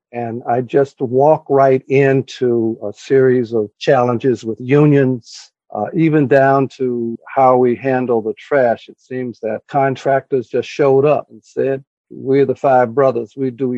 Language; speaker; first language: English; native; English